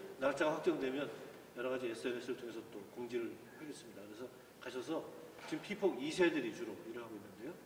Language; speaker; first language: Korean; native; Korean